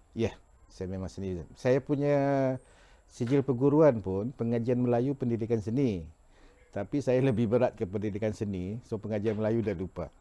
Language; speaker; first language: Malay; non-native, local second language; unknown